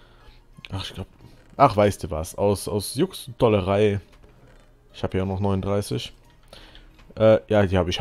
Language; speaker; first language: German; native; German